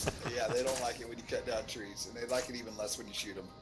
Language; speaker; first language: English; native; English